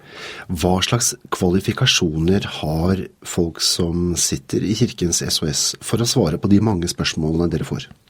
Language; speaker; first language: Norwegian; native; Norwegian